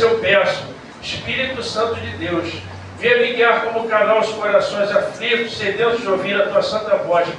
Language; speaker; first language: Portuguese; native; Portuguese